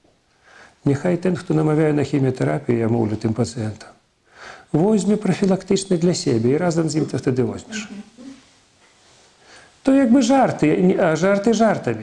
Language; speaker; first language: Polish; non-native, fluent; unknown